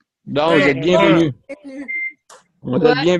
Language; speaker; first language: French; native; French